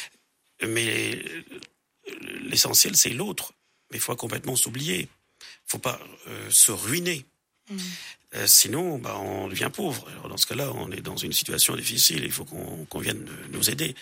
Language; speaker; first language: French; native; French